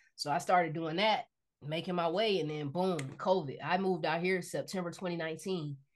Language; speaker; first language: English; native; English